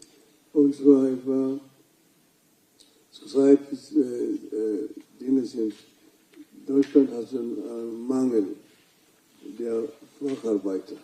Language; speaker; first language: German; non-native, fluent; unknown